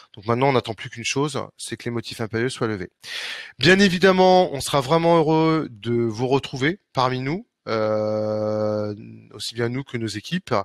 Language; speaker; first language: French; native; French